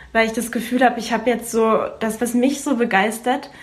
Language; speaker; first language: German; native; German